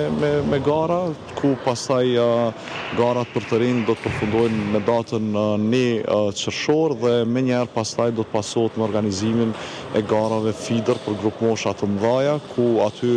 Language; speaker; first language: Albanian; native; Albanian